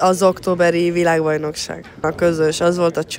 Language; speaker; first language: Hungarian; early bilingual, other home language; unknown